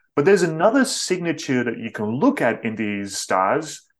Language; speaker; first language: English; non-native, fluent; Dutch